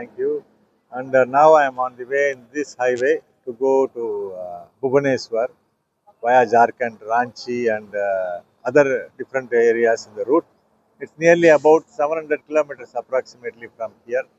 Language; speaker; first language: English; non-native, local second language; Tamil